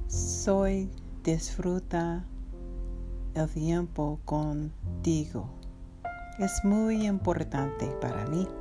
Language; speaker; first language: Spanish; non-native, learner; English